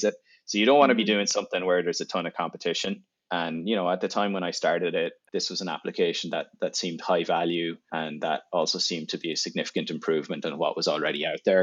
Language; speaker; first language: English; native; English